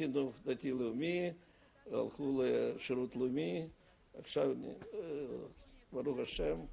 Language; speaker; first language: Hebrew; non-native, fluent; Russian